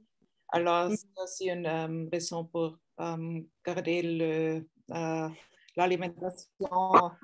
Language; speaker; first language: French; non-native, fluent; German